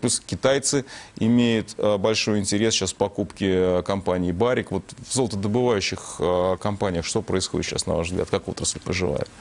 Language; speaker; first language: Russian; native; Russian